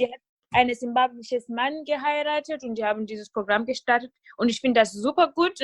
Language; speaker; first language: German; non-native, fluent; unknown